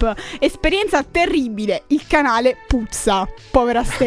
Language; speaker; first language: Italian; native; Italian